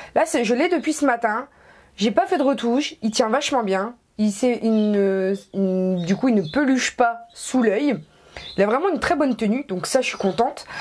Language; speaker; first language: French; native; French